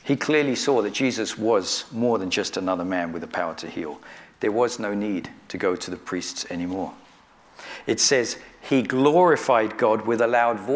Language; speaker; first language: English; native; English